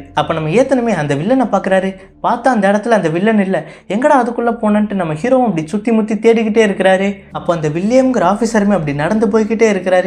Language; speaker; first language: Tamil; native; Tamil